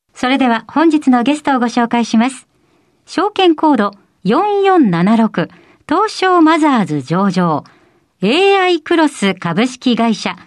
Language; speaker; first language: Japanese; native; Japanese